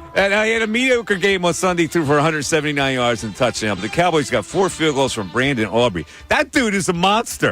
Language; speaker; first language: English; native; English